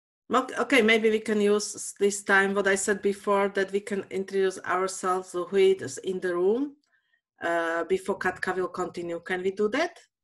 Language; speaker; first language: English; non-native, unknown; Slovak